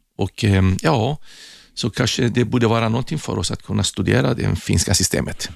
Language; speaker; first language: Swedish; non-native, fluent; Greek